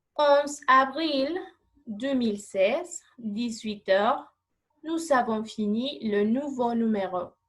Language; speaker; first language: French; non-native, fluent; Spanish